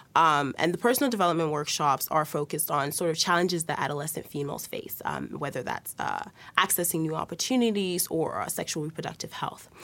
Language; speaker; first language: English; early bilingual, other home language; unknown